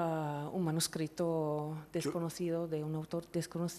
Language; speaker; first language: Spanish; non-native, fluent; German